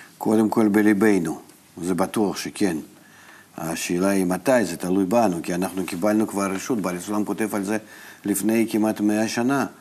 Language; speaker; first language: Hebrew; non-native, fluent; Russian